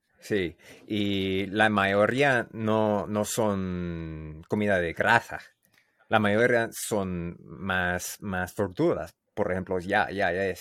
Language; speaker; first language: Spanish; non-native, learner; English